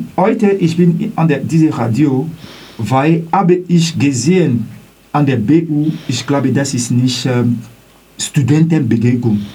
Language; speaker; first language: German; non-native, learner; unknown